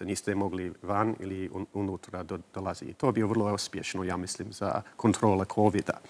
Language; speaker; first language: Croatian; early bilingual, heritage; English